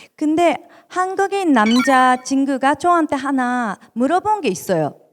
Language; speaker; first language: Korean; non-native, fluent; Japanese